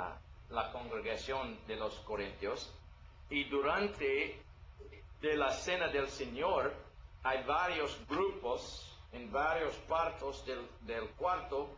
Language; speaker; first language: Spanish; non-native, learner; English